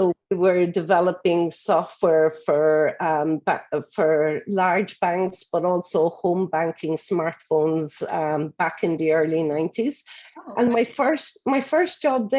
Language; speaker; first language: English; native; English